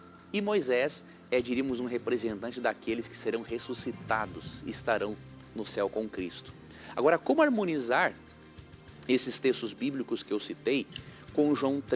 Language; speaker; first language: Portuguese; native; Portuguese